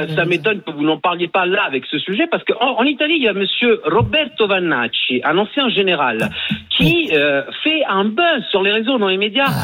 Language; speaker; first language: French; early bilingual, other home language; Italian